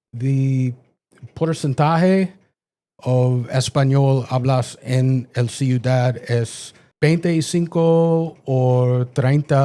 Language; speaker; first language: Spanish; non-native, learner; English